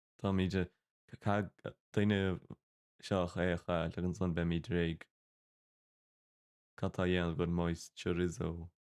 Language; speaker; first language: Irish; non-native, local second language; English